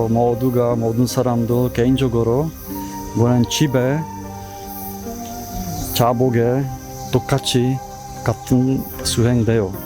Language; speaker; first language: Korean; non-native, learner; Czech